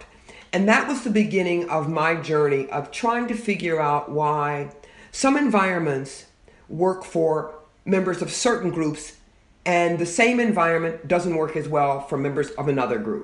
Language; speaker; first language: English; native; English